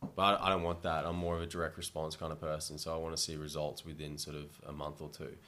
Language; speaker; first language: English; native; English